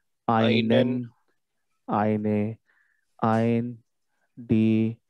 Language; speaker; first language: German; non-native, fluent; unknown